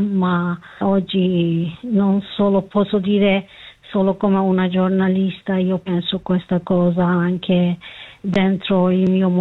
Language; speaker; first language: Italian; non-native, learner; Kurdish